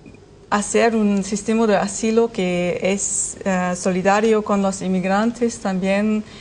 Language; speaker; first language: Spanish; non-native, fluent; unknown